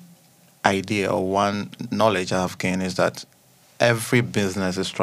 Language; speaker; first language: English; non-native, local second language; Akan